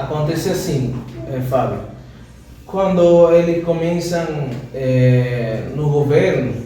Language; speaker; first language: Portuguese; non-native, fluent; Spanish